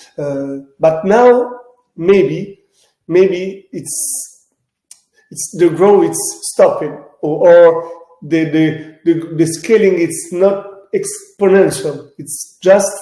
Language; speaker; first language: English; non-native, fluent; Italian